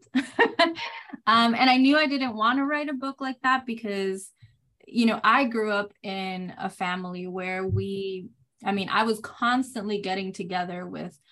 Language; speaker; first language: English; non-native, fluent; Spanish